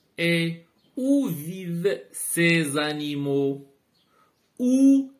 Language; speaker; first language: French; non-native, local second language; Arabic